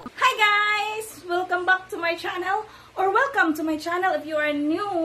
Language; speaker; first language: English; non-native, local second language; Filipino